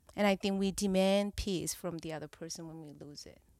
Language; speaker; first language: English; non-native, fluent; Korean